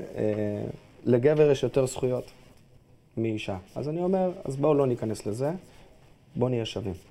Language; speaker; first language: Hebrew; early bilingual, other home language; Russian